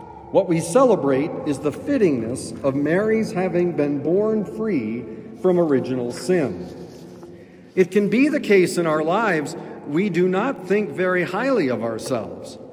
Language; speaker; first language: English; native; English